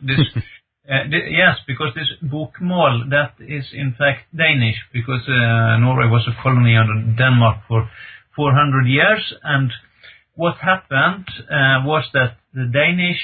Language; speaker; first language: English; non-native, fluent; Norwegian